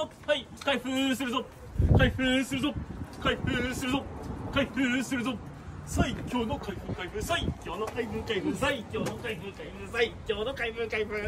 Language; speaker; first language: Japanese; native; Japanese